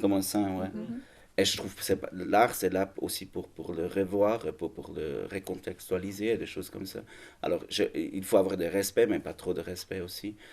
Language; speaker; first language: French; non-native, learner; German